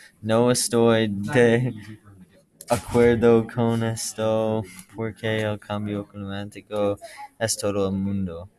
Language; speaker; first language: Spanish; non-native, learner; English